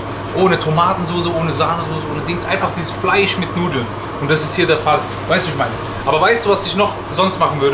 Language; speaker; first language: German; native; German